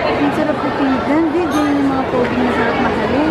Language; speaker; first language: Filipino; native; Filipino